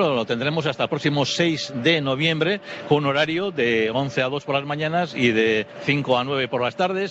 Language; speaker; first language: Spanish; native; Spanish